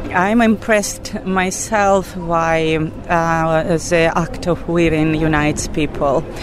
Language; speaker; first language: English; non-native, fluent; Belarusian